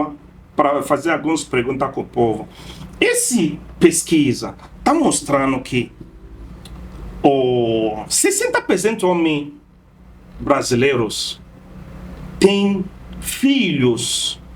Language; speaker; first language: Portuguese; non-native, fluent; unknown